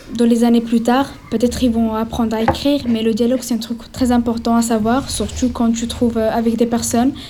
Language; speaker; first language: French; non-native, fluent; Spanish